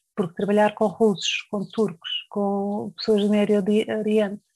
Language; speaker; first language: Portuguese; native; Portuguese